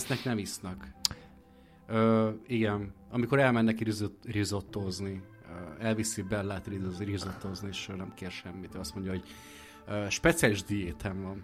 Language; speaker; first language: Hungarian; native; Hungarian